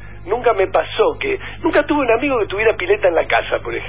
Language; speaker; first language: Spanish; native; Spanish